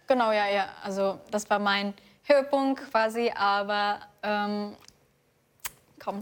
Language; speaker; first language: German; non-native, fluent; Indonesian